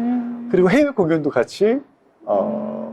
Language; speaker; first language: Korean; native; Korean